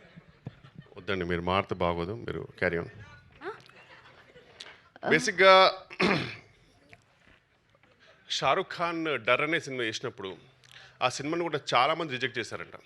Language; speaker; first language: Telugu; native; Telugu